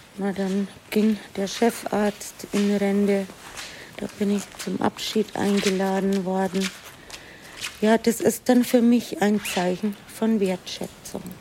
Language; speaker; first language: German; native; German